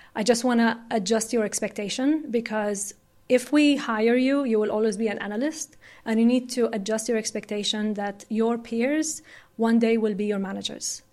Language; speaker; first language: English; non-native, fluent; Arabic